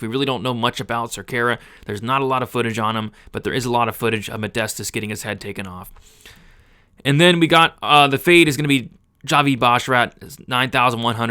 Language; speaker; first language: English; native; English